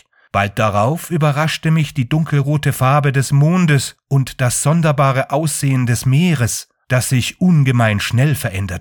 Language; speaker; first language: German; native; German